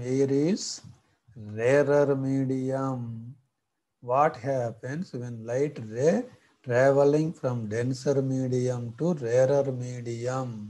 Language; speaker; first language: English; non-native, local second language; Telugu